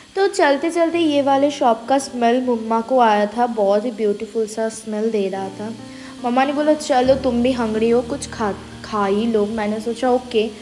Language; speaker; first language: Hindi; non-native, local second language; Bangla